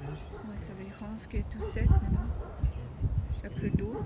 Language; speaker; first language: French; non-native, fluent; Chinese